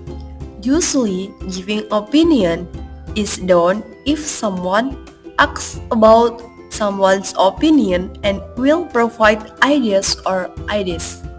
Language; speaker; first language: English; non-native, learner; Indonesian